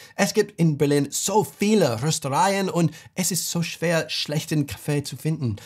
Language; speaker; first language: German; non-native, fluent; English